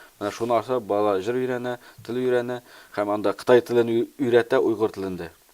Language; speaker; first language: Tatar; early bilingual, heritage; Tatar